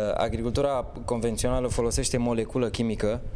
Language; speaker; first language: Romanian; native; Romanian